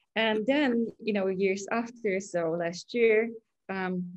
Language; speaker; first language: English; non-native, fluent; Polish